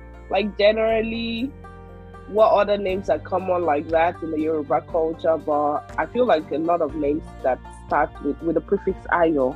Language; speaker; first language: English; non-native, local second language; Yoruba